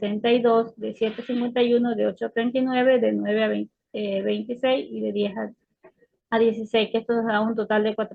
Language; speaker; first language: Spanish; native; Spanish